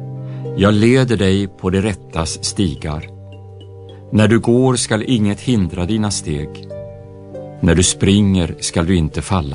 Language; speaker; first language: Swedish; native; Swedish